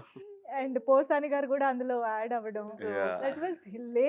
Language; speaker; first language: Telugu; native; Telugu